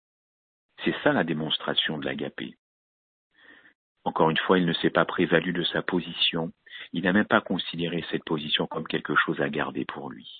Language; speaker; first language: French; native; French